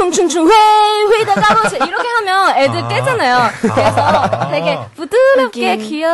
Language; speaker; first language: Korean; non-native, fluent; Chinese